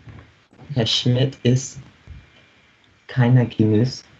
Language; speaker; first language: German; non-native, learner; English